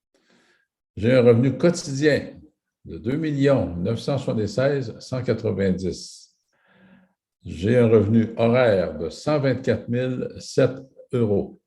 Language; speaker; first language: French; native; French